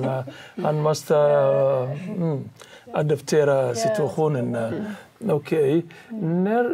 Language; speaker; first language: Swedish; non-native, learner; Somali